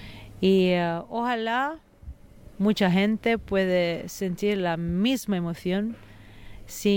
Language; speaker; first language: Spanish; non-native, fluent; Italian